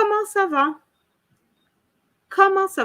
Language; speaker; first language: French; non-native, learner; English